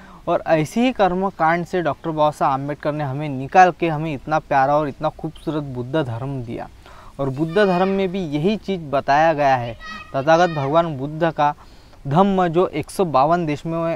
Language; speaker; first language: Hindi; non-native, local second language; Marathi